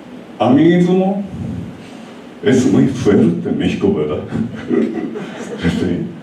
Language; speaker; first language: Spanish; non-native, learner; Japanese